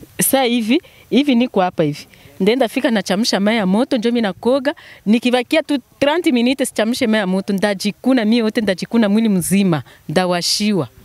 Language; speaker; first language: Swahili; native; Swahili